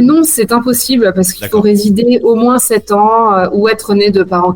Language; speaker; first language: French; native; French